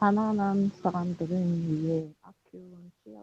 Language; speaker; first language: Korean; non-native, learner; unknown